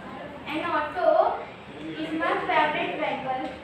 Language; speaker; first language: English; non-native, learner; Hindi